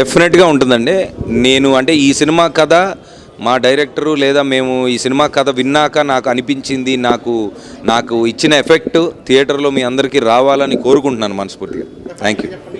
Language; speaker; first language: Telugu; native; Telugu